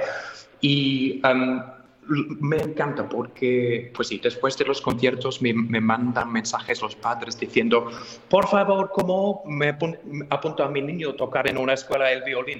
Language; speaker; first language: Spanish; non-native, fluent; English